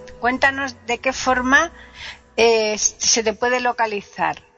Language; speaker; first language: Spanish; native; Spanish